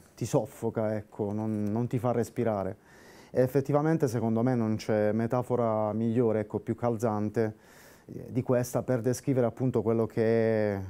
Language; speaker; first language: Italian; native; Italian